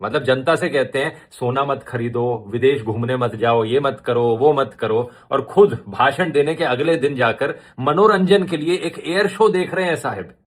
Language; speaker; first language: Hindi; native; Hindi